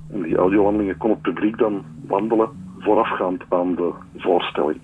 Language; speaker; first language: Dutch; native; Dutch